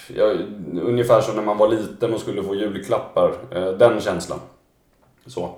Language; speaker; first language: Swedish; native; Swedish